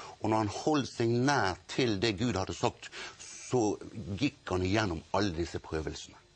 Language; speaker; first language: Norwegian; native; Norwegian